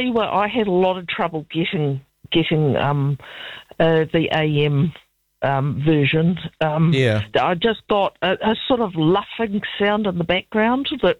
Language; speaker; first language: English; native; English